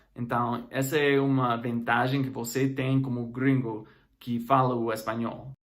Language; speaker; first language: Portuguese; non-native, fluent; English